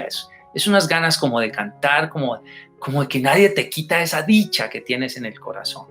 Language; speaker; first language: Spanish; native; Spanish